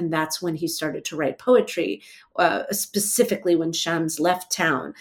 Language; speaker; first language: English; early bilingual, other home language; Persian